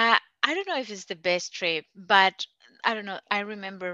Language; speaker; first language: English; non-native, learner; Spanish